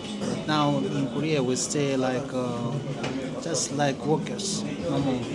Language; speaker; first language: English; non-native, learner; Russian